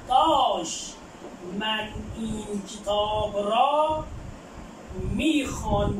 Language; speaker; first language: Persian; non-native, fluent; Urdu